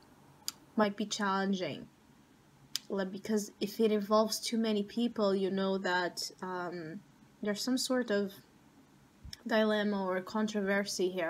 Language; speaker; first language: English; non-native, fluent; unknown